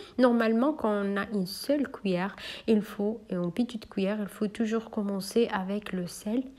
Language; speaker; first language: French; non-native, local second language; Arabic